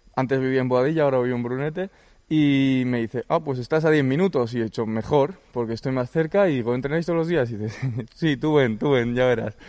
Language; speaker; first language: Spanish; early bilingual, other home language; Georgian